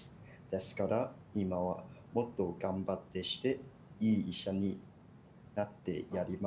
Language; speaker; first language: Japanese; non-native, learner; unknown